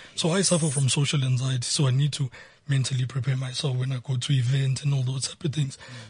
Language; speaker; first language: English; non-native, local second language; Zulu